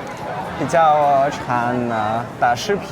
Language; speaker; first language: Chinese; non-native, learner; Russian